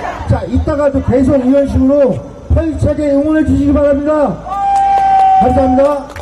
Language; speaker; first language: Korean; native; Korean